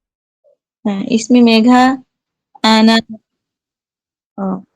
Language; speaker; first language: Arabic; non-native, learner; Bangla